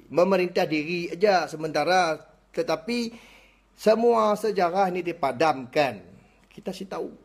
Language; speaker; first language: Malay; non-native, local second language; Iban